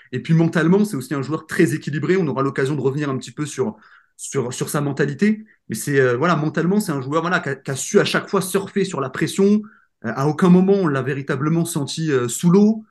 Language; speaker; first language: French; native; French